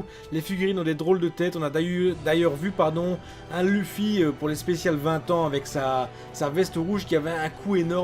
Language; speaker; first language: French; native; French